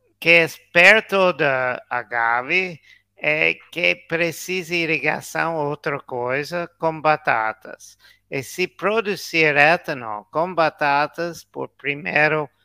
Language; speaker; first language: Portuguese; non-native, learner; English